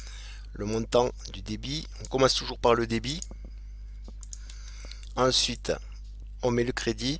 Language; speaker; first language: French; native; French